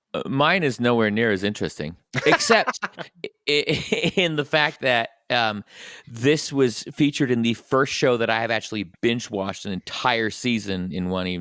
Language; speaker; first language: English; native; English